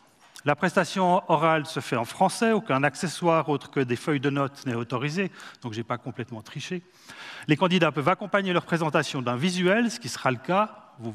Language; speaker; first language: French; native; French